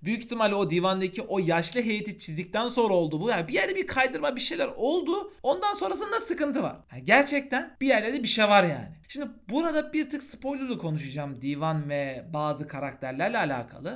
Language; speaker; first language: Turkish; native; Turkish